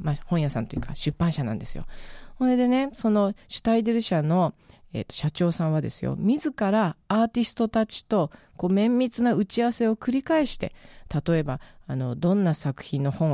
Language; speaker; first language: Japanese; native; Japanese